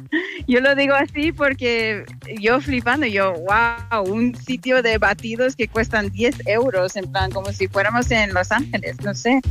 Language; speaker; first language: Spanish; non-native, fluent; English